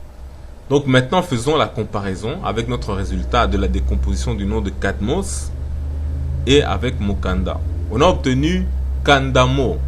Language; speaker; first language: French; non-native, local second language; Lingala